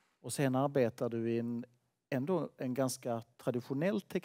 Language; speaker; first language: Swedish; native; Swedish